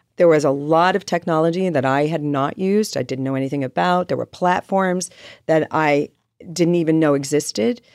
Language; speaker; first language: English; native; English